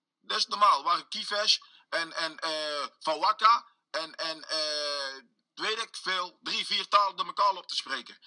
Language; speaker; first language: Dutch; early bilingual, other home language; Sranan Tongo